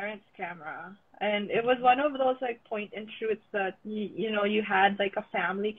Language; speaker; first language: English; non-native, local second language; Filipino